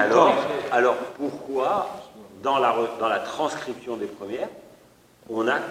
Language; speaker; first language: French; native; French